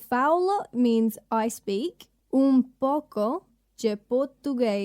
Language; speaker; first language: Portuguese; non-native, learner; English